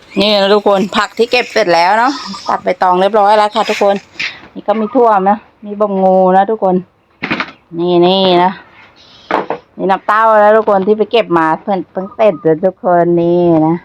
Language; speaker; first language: Thai; non-native, local second language; Northeastern Thai